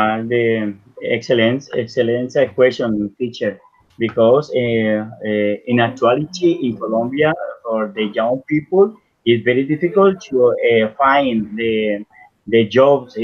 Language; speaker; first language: English; non-native, learner; Spanish